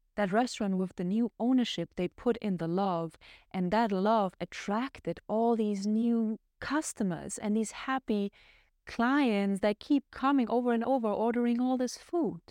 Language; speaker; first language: English; non-native, fluent; German